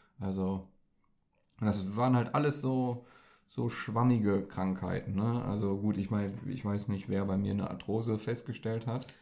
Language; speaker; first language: German; early bilingual, other home language; Turkish